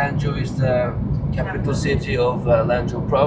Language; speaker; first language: English; non-native, fluent; Chinese